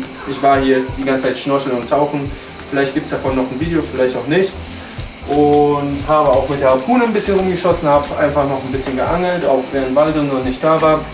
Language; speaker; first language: German; native; German